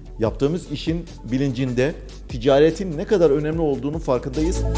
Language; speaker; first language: Turkish; native; Turkish